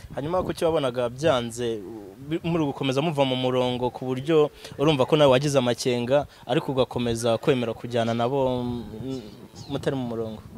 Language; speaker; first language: Kinyarwanda; native; Kinyarwanda